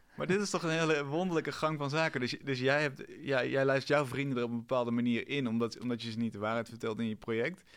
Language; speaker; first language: Dutch; native; Dutch